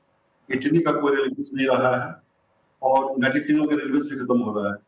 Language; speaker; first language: Hindi; native; Hindi